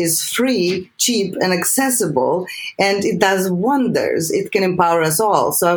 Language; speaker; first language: English; non-native, fluent; Serbian